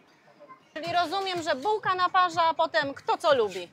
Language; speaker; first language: Polish; native; Polish